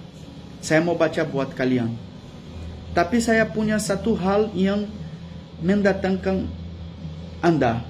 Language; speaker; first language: Indonesian; non-native, fluent; Portuguese